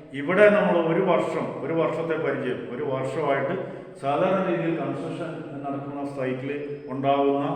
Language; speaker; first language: Malayalam; native; Malayalam